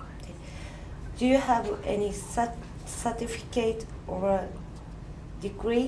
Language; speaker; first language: English; non-native, learner; Japanese